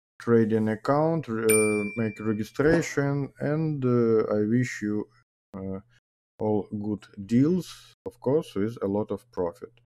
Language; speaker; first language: English; non-native, learner; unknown